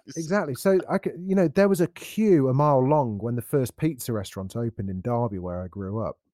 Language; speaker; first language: English; native; English